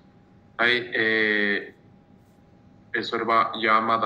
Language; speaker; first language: Japanese; non-native, learner; Spanish